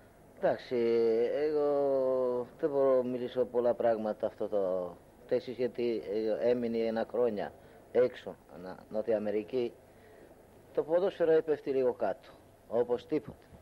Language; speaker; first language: Greek; non-native, learner; Hungarian